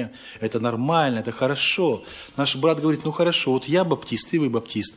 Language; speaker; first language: Russian; native; Russian